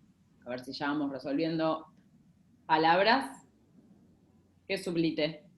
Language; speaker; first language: Spanish; native; Spanish